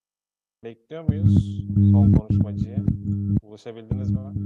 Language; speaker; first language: Turkish; native; Turkish